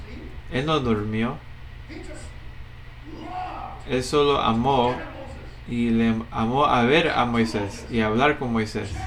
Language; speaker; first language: Spanish; non-native, fluent; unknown